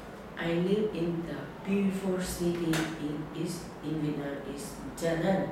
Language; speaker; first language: English; non-native, learner; Vietnamese